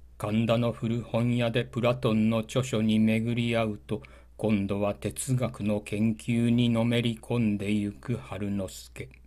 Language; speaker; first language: Japanese; native; Japanese